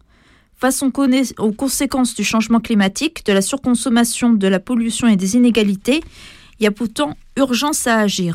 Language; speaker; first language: French; native; French